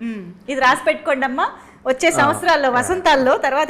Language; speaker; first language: Telugu; native; Telugu